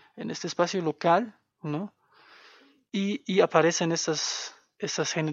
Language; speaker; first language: Spanish; non-native, fluent; German